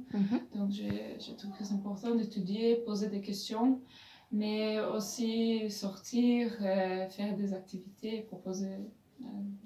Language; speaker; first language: French; non-native, fluent; Portuguese